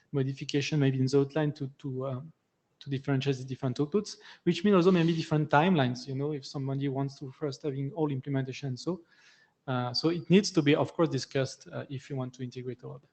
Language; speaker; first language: English; non-native, fluent; French